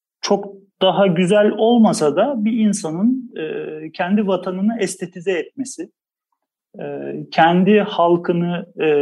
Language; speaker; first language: Turkish; native; Turkish